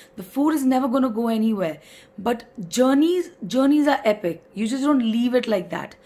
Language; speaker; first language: English; non-native, local second language; Hindi